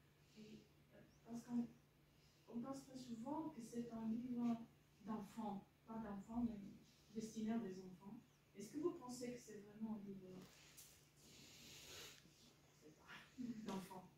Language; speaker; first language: French; non-native, fluent; Bulgarian